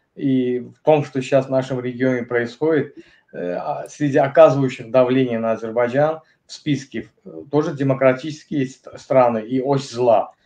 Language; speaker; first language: Russian; non-native, local second language; Azerbaijani